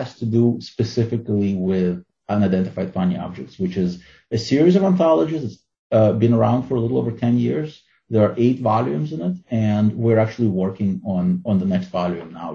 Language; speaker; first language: English; non-native, fluent; Russian